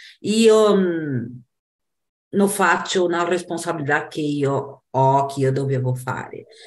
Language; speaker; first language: Italian; non-native, fluent; Portuguese